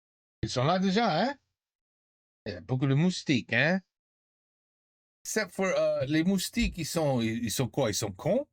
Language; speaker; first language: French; non-native, learner; English